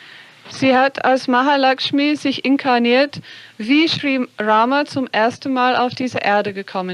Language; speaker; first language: German; non-native, fluent; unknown